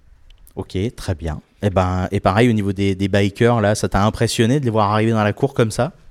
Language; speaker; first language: French; native; French